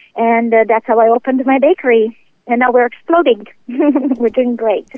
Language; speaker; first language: English; native; English